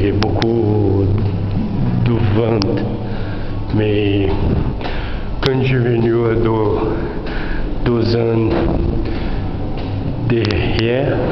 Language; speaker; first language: French; non-native, learner; Portuguese